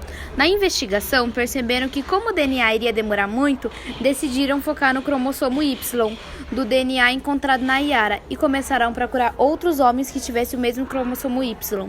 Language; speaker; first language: Portuguese; native; Portuguese